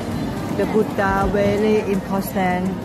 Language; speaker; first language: English; non-native, learner; Thai